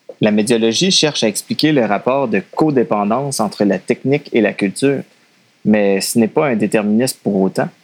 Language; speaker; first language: French; native; French